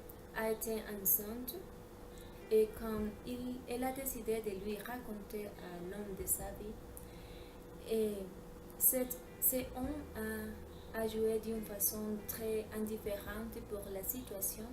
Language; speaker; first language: French; non-native, learner; Spanish